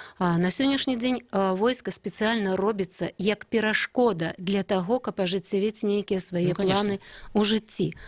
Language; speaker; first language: Belarusian; native; Belarusian